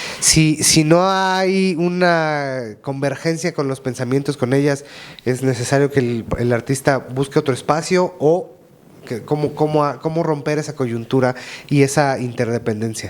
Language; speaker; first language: Spanish; native; Spanish